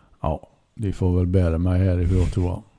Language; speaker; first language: Swedish; native; Swedish